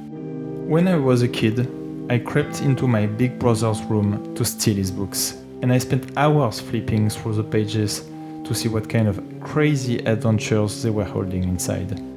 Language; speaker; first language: English; non-native, fluent; French